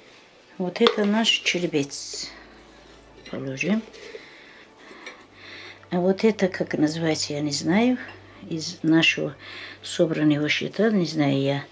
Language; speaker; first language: Russian; non-native, local second language; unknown